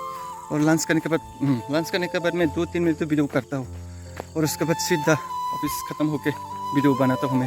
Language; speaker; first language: Hindi; non-native, local second language; Kok Borok